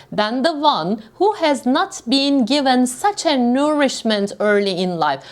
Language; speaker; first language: English; non-native, fluent; Turkish